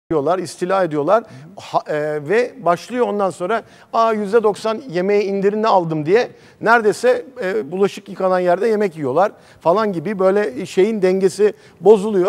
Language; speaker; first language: Turkish; native; Turkish